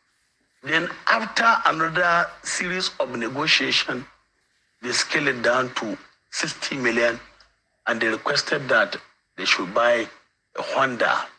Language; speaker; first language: English; non-native, local second language; Hausa